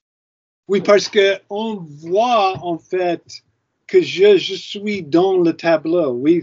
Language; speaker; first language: French; non-native, fluent; English